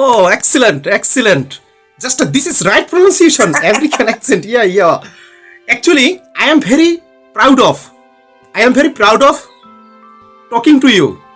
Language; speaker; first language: English; non-native, learner; Bangla